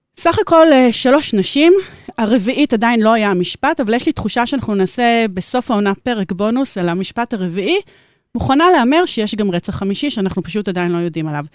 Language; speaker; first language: Hebrew; native; Hebrew